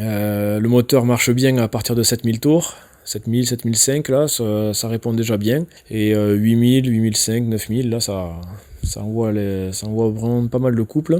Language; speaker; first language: French; native; French